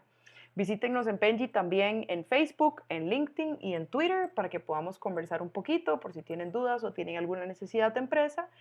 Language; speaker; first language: Spanish; native; Spanish